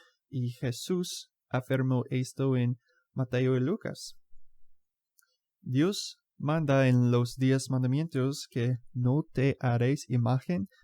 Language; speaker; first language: Spanish; non-native, fluent; English